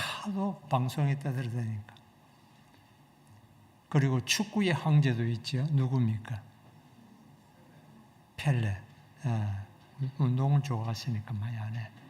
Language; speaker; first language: Korean; native; Korean